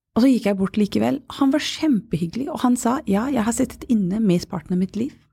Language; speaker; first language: Norwegian; non-native, fluent; English